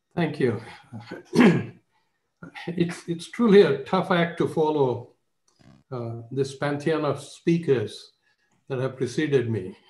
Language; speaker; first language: English; non-native, local second language; Marathi